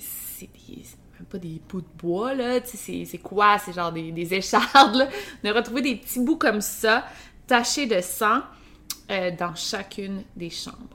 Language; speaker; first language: French; native; French